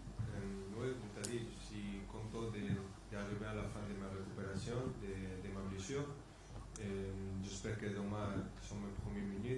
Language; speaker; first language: French; non-native, fluent; Spanish